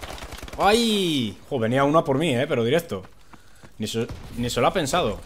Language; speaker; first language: Spanish; native; Spanish